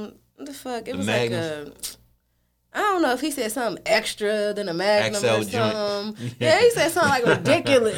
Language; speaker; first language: English; native; English